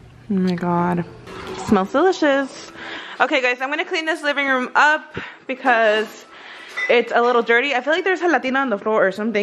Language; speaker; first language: English; early bilingual, other home language; Spanish